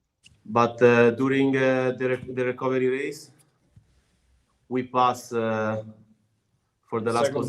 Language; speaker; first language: English; non-native, learner; Italian